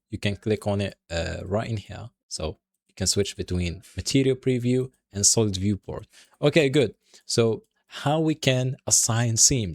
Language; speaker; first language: English; non-native, fluent; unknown